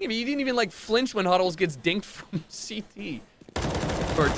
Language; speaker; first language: English; native; English